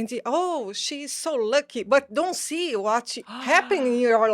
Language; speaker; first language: English; non-native, learner; Portuguese